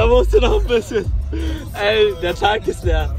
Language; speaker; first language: German; native; German